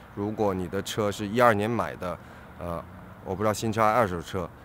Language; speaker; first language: Chinese; native; Chinese